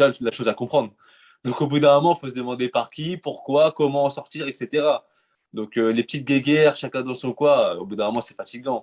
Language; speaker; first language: French; native; French